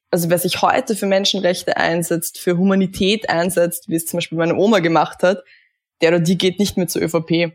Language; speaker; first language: German; native; German